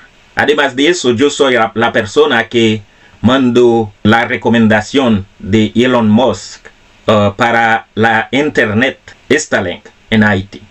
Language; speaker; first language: Spanish; non-native, fluent; Haitian Creole